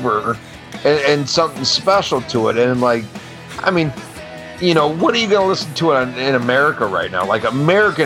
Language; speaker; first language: English; native; English